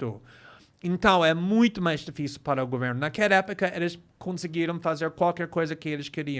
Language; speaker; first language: Portuguese; non-native, fluent; English